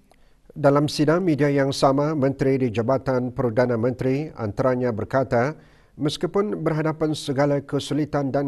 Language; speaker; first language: Malay; native; Malay